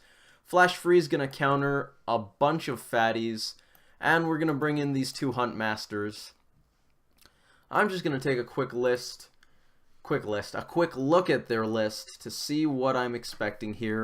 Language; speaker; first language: English; native; English